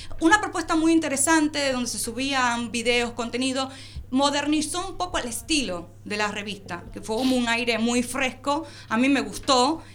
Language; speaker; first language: Spanish; native; Spanish